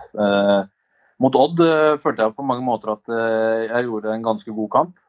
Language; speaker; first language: Norwegian; early bilingual, other home language; Albanian